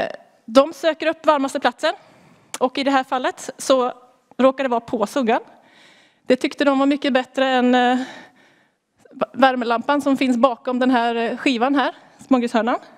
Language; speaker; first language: Swedish; native; Swedish